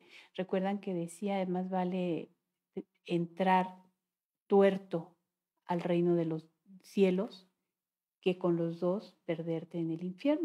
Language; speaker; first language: Spanish; native; Spanish